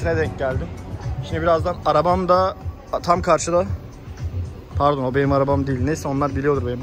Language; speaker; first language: Turkish; native; Turkish